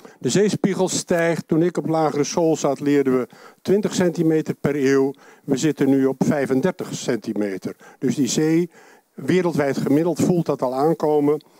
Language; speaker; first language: Dutch; non-native, local second language; Western Frisian